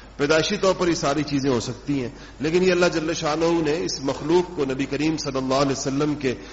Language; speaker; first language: Urdu; non-native, local second language; Pashto